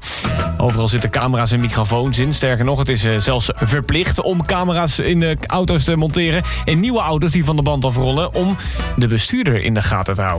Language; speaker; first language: Dutch; native; Dutch